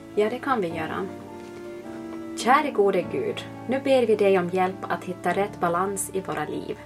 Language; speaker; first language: Swedish; native; Swedish